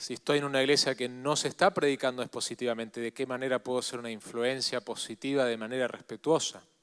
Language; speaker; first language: Spanish; native; Spanish